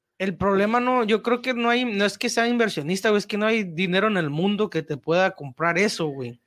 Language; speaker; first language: Spanish; native; Spanish